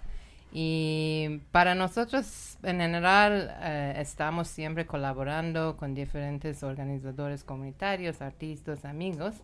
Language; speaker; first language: Spanish; non-native, learner; Persian